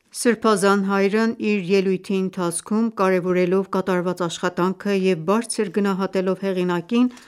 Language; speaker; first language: Armenian; early bilingual, heritage; Armenian